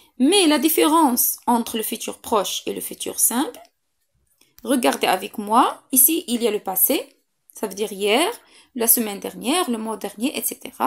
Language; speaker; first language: French; non-native, local second language; Arabic